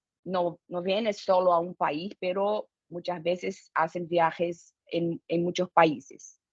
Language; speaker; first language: Spanish; non-native, fluent; Portuguese